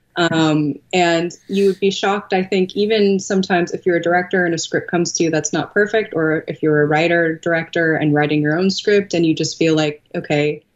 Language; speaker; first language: English; native; English